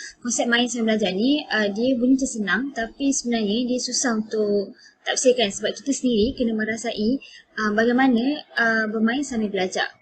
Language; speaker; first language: Malay; native; Malay